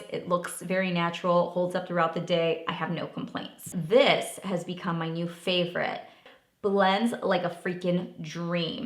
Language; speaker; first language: English; native; English